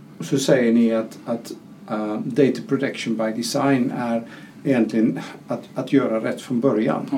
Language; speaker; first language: Swedish; non-native, fluent; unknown